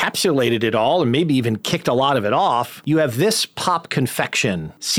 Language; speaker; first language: English; native; English